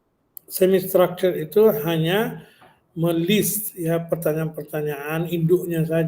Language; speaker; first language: Indonesian; native; Indonesian